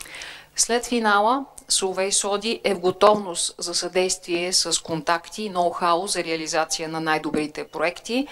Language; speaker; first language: Bulgarian; native; Bulgarian